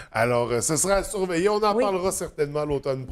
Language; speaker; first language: French; native; French